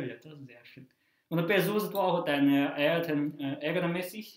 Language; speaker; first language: German; non-native, fluent; Chinese